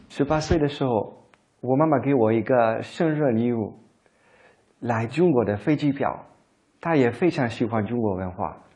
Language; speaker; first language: Chinese; non-native, fluent; Italian